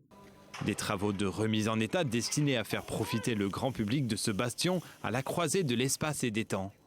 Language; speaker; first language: French; native; French